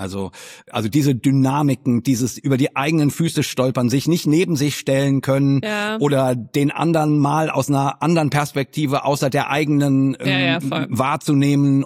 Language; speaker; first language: German; native; German